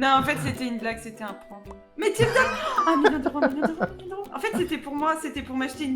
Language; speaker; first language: French; native; French